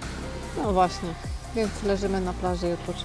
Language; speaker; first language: Polish; native; Polish